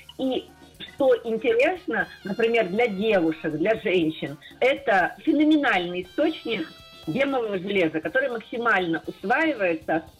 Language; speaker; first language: Russian; native; Russian